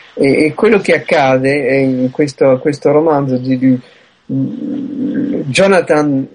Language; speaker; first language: Italian; early bilingual, heritage; Italian